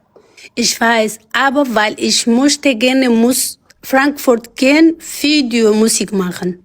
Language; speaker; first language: German; non-native, learner; Amharic